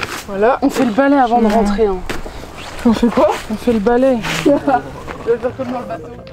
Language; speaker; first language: French; native; French